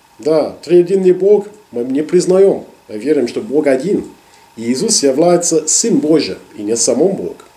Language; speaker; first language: Russian; non-native, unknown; English